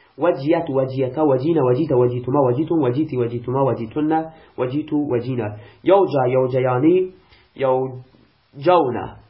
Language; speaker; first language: Persian; non-native, local second language; Baluchi